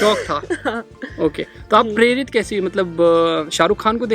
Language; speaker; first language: Hindi; native; Hindi